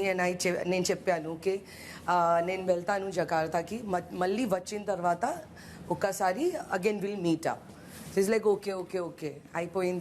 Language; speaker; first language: Telugu; non-native, fluent; Hindi